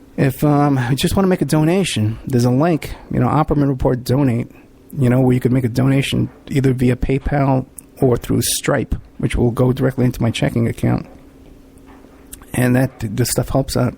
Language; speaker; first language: English; native; English